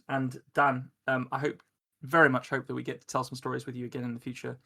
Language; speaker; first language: English; native; English